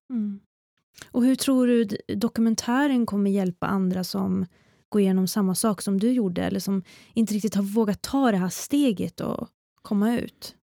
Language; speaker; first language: Swedish; native; Swedish